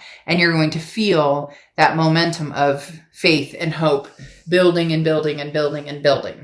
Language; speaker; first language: English; native; English